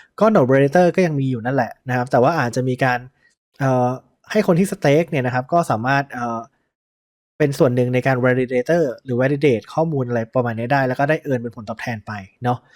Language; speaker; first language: Thai; native; Thai